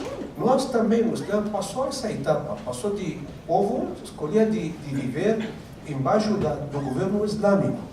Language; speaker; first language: Portuguese; non-native, fluent; Arabic